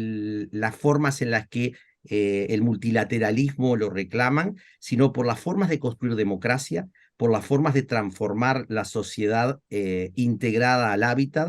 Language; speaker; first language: Spanish; native; Spanish